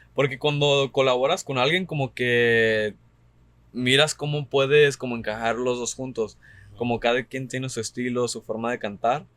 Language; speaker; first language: Spanish; early bilingual, heritage; Spanish